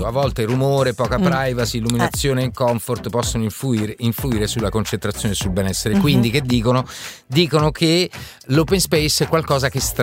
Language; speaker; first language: Italian; native; Italian